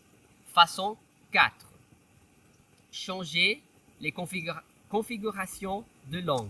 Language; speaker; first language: French; non-native, fluent; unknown